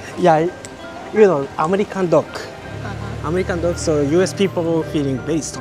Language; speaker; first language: English; non-native, learner; Japanese